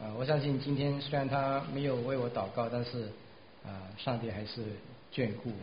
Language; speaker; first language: Chinese; non-native, local second language; Cantonese